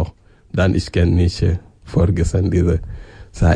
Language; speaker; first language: German; non-native, learner; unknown